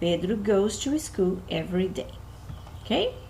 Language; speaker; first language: English; non-native, fluent; Portuguese